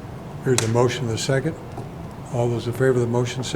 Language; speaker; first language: English; native; English